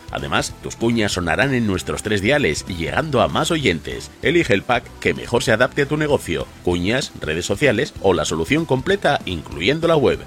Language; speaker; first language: Spanish; native; Spanish